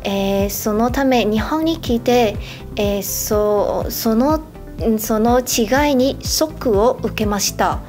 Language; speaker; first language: Japanese; non-native, fluent; Vietnamese